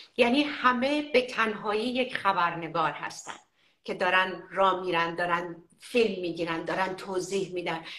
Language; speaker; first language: Persian; native; Persian